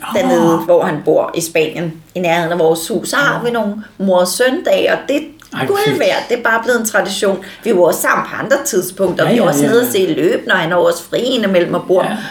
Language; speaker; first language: Danish; native; Danish